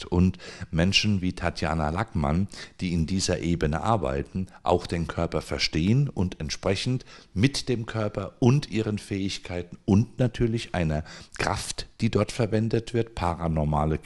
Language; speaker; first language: German; native; German